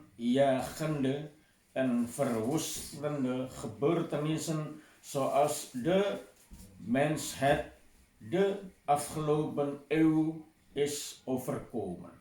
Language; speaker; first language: Dutch; non-native, fluent; Indonesian